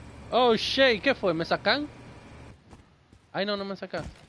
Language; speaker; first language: Spanish; early bilingual, heritage; Spanish